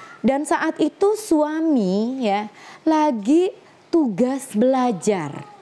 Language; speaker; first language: Indonesian; native; Indonesian